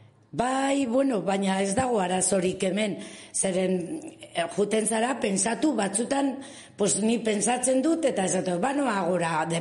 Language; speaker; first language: Basque; non-native, local second language; Spanish